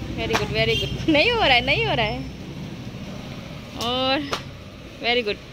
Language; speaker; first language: Hindi; native; Hindi